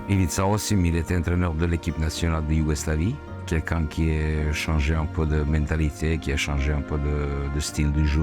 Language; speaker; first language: French; non-native, fluent; Serbian